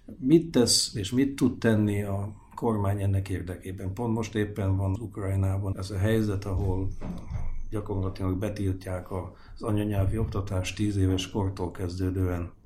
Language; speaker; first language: Hungarian; native; Hungarian